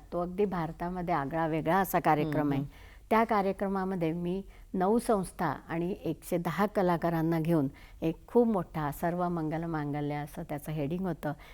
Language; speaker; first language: Marathi; native; Marathi